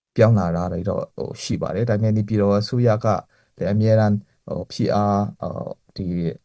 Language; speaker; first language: Burmese; non-native, local second language; Hakha Chin